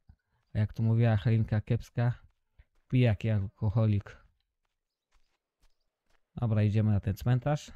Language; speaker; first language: Polish; native; Polish